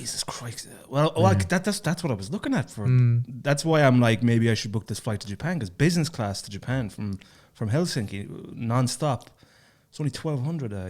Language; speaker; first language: English; native; English